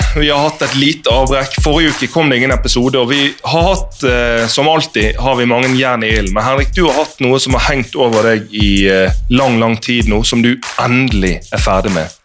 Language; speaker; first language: Norwegian; native; Norwegian